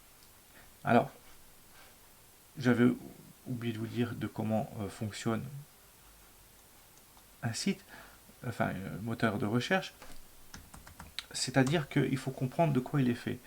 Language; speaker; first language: French; native; French